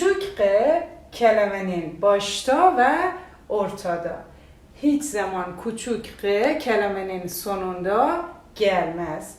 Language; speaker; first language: Turkish; non-native, fluent; Persian